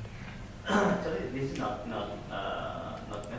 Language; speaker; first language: English; non-native, learner; Indonesian